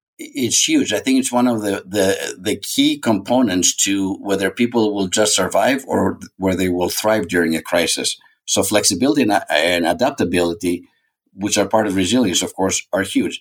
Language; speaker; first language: English; non-native, fluent; Greek